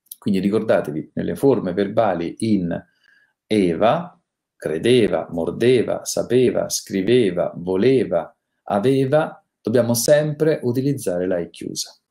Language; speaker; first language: Italian; native; Italian